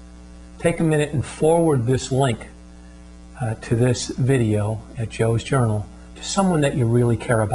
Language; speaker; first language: English; native; English